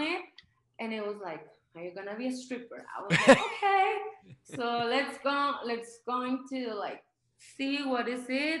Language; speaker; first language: English; non-native, fluent; Spanish